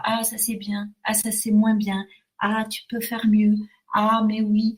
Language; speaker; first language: French; native; French